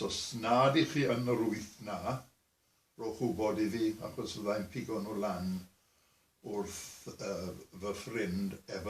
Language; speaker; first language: Welsh; native; Welsh